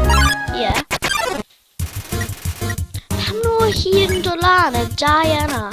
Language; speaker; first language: Welsh; non-native, local second language; English